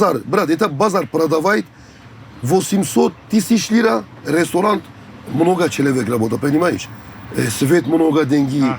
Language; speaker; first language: Russian; non-native, learner; Turkish